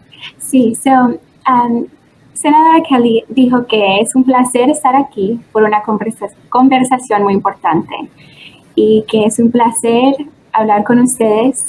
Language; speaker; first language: Spanish; early bilingual, heritage; Spanish